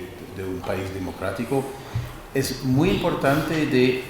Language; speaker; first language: Spanish; non-native, fluent; German